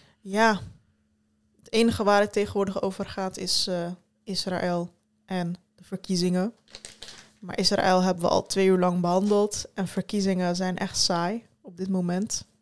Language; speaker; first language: Dutch; early bilingual, other home language; Turkish